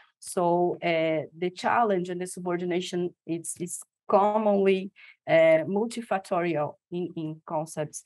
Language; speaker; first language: English; non-native, fluent; Portuguese